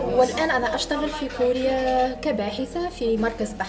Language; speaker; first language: Arabic; native; Arabic